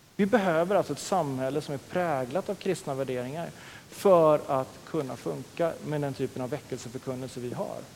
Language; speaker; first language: Swedish; native; Swedish